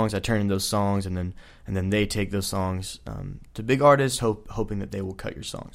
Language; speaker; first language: English; native; English